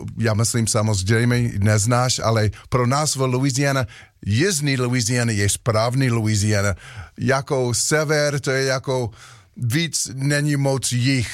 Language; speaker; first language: Czech; non-native, learner; English